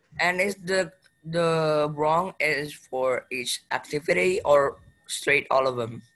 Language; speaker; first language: English; non-native, learner; Indonesian